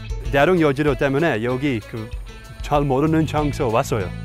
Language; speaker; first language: Korean; non-native, learner; Dutch